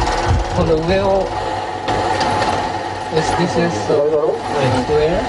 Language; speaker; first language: English; non-native, learner; Japanese